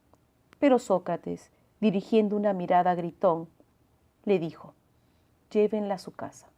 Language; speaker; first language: Spanish; native; Spanish